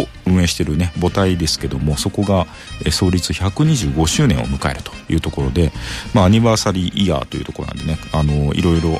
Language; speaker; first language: Japanese; native; Japanese